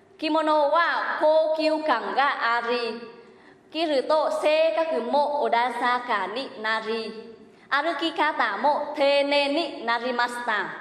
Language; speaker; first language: Japanese; non-native, fluent; Vietnamese